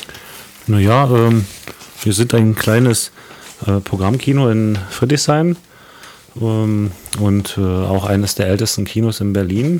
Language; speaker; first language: German; native; German